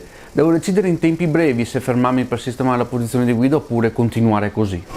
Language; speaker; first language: Italian; native; Italian